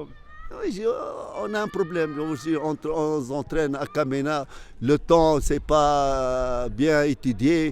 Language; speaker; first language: French; non-native, fluent; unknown